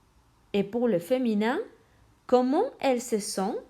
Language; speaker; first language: French; non-native, fluent; Spanish